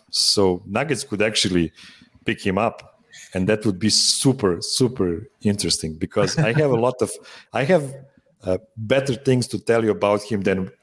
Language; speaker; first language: English; non-native, fluent; Serbian